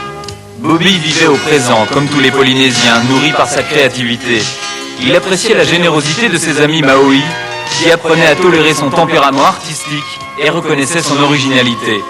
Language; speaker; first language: French; native; French